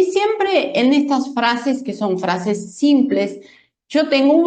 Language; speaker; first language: Spanish; non-native, fluent; Portuguese